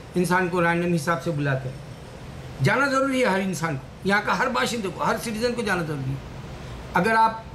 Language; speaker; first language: Urdu; native; Urdu